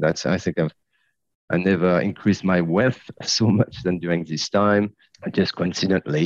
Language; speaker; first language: English; non-native, fluent; French